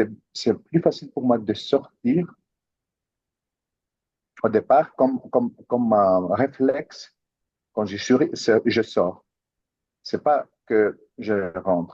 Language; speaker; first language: French; non-native, fluent; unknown